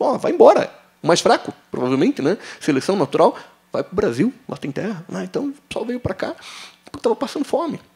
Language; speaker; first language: Portuguese; native; Portuguese